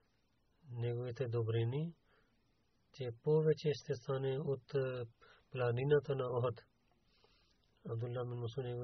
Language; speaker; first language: Bulgarian; non-native, learner; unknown